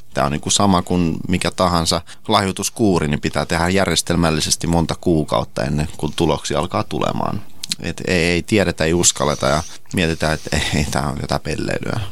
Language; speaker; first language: Finnish; early bilingual, other home language; Russian